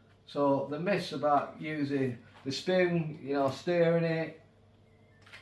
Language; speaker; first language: English; native; English